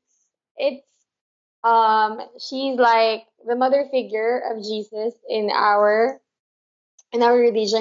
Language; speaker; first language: English; non-native, local second language; Filipino